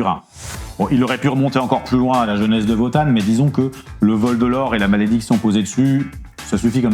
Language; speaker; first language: French; native; French